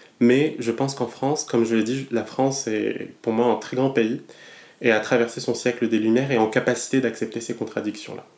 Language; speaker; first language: French; non-native, local second language; Malagasy